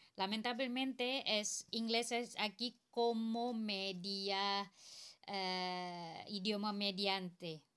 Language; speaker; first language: Spanish; non-native, learner; Indonesian